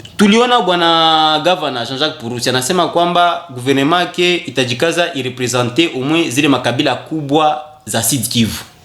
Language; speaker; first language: Swahili; native; Swahili